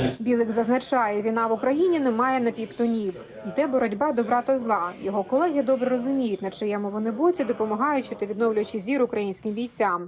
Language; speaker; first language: Ukrainian; native; Ukrainian